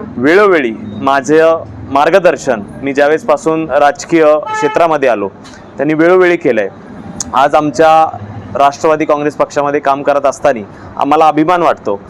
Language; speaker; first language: Marathi; native; Marathi